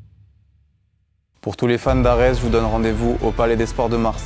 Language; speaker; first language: French; native; French